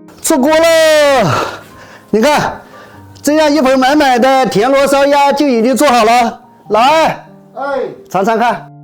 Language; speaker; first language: Chinese; native; Chinese